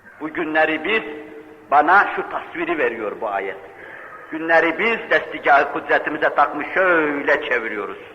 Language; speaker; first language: Turkish; native; Turkish